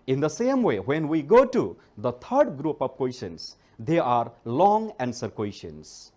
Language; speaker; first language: English; non-native, local second language; Nepali